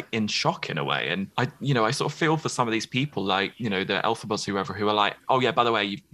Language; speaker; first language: English; native; English